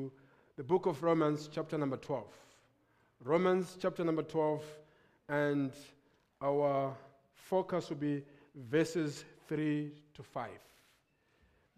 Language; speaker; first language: English; non-native, local second language; Nyanja